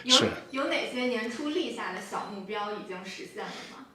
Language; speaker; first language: Chinese; native; Chinese